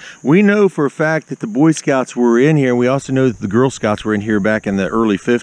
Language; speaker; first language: English; native; English